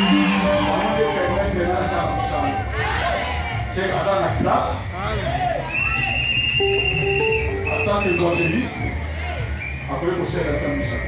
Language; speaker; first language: French; non-native, local second language; Lingala